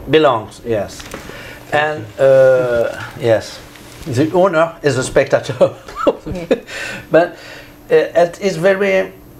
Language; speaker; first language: English; non-native, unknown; French